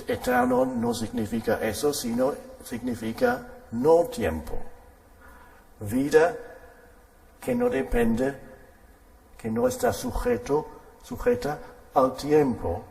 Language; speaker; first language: Spanish; non-native, fluent; German